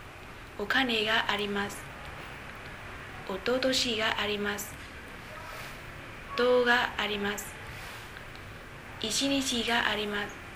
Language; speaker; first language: Japanese; non-native, learner; Vietnamese